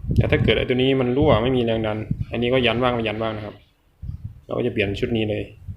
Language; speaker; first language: Thai; native; Thai